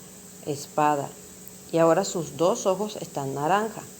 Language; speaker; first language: Spanish; native; Spanish